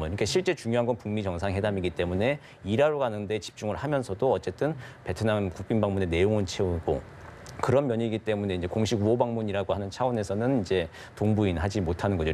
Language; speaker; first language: Korean; native; Korean